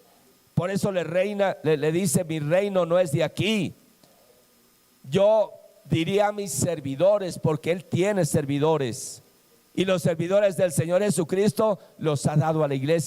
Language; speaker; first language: Spanish; native; Spanish